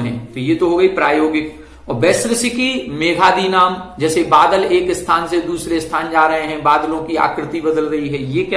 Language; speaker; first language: Hindi; native; Hindi